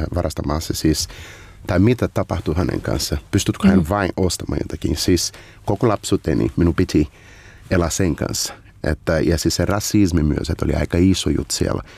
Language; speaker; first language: Finnish; non-native, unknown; Portuguese